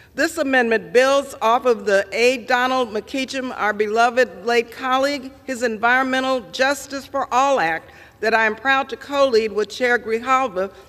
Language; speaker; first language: English; native; English